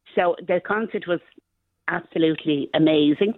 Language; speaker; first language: English; native; English